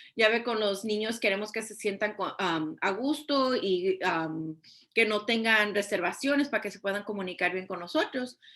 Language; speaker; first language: Spanish; early bilingual, heritage; Spanish